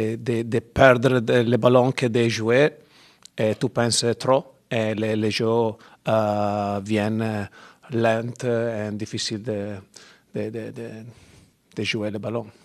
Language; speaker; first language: French; non-native, learner; Italian